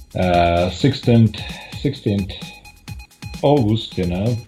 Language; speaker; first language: English; non-native, fluent; Croatian